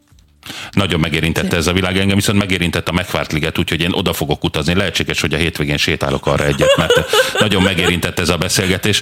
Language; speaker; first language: Hungarian; native; Hungarian